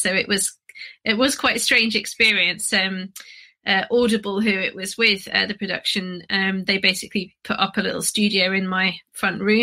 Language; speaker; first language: English; native; English